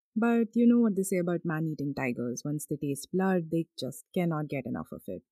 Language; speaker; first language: English; non-native, local second language; Hindi